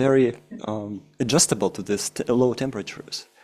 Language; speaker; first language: English; non-native, fluent; Russian